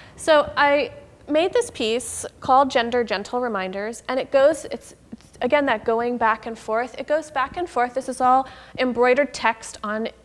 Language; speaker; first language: English; native; English